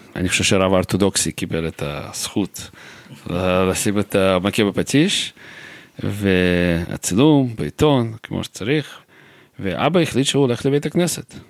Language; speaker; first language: Hebrew; non-native, fluent; Russian